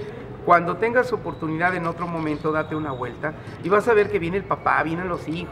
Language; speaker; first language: Spanish; native; Spanish